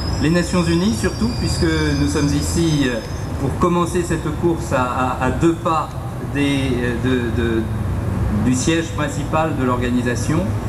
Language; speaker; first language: French; native; French